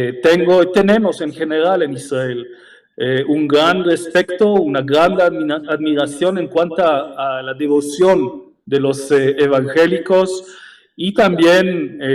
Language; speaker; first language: Spanish; non-native, fluent; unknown